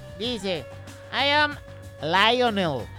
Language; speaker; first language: English; non-native, learner; Spanish